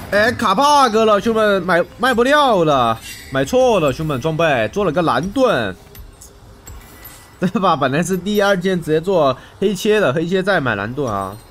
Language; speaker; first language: Chinese; native; Chinese